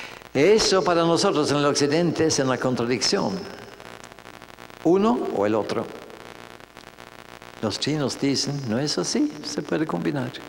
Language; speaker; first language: Spanish; non-native, fluent; Norwegian